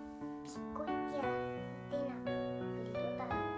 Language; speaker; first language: Basque; non-native, local second language; Spanish